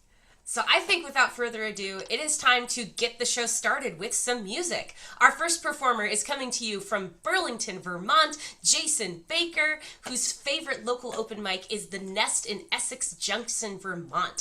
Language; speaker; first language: English; native; English